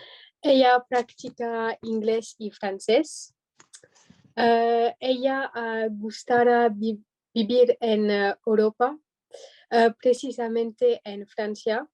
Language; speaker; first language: Spanish; non-native, learner; French